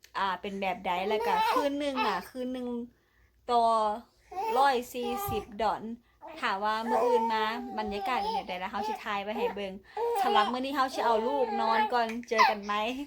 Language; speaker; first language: Thai; native; Thai